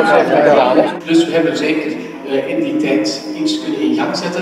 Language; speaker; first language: Dutch; native; Dutch